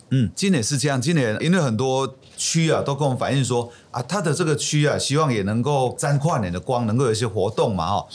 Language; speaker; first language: Chinese; native; Chinese